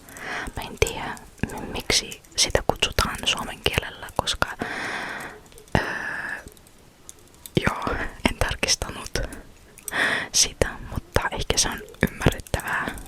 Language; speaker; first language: Finnish; non-native, fluent; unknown